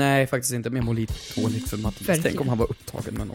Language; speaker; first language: Swedish; native; Swedish